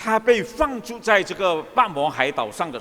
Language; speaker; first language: Chinese; early bilingual, heritage; Chinese